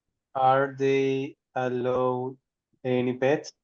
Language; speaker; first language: English; non-native, learner; Spanish